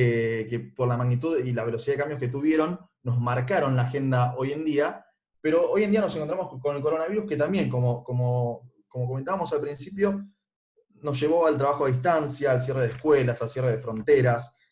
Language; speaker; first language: Spanish; native; Spanish